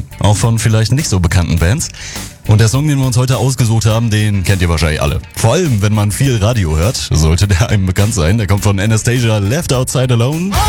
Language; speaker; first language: German; native; German